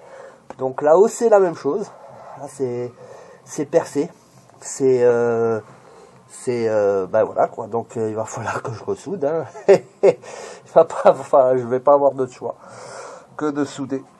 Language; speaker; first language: French; native; French